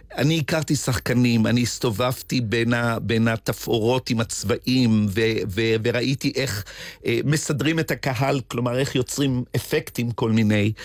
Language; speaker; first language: Hebrew; native; Hebrew